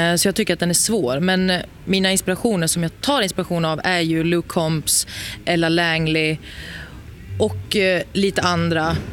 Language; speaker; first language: Swedish; native; Swedish